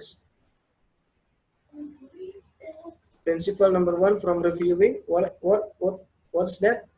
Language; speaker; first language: English; non-native, learner; Indonesian